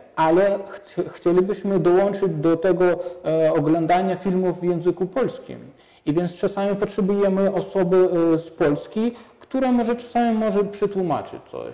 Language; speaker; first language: Polish; non-native, fluent; Russian